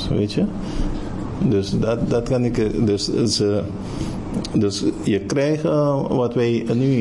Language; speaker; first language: Dutch; non-native, local second language; Papiamento